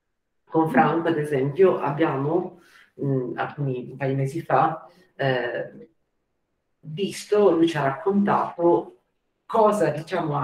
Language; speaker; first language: Italian; native; Italian